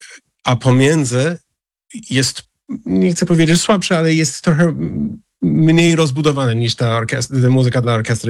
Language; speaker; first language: Polish; non-native, fluent; English